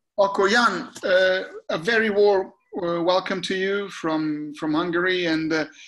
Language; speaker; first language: English; non-native, fluent; Hungarian